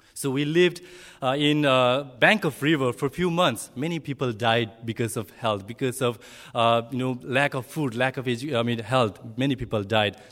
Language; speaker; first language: English; non-native, learner; Nepali